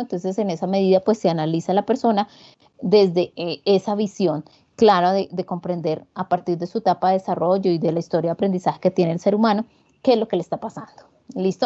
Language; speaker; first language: Spanish; native; Spanish